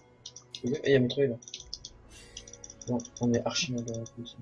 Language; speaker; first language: French; native; French